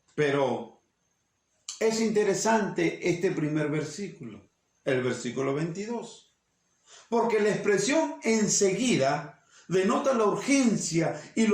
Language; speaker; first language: Spanish; native; Spanish